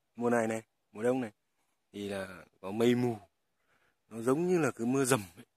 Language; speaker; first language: Vietnamese; non-native, local second language; Tày